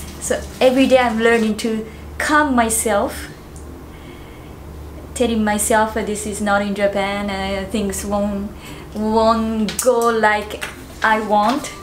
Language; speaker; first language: English; non-native, learner; Japanese